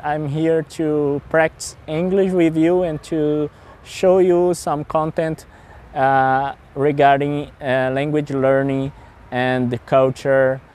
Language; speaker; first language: English; non-native, fluent; Portuguese